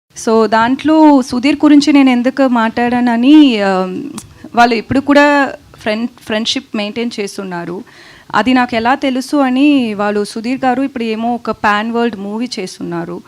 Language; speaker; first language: Telugu; non-native, learner; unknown